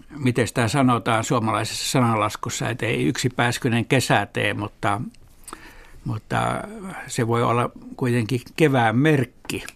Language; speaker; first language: Finnish; native; Finnish